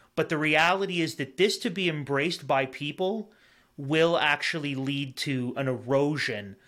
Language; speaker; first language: English; native; English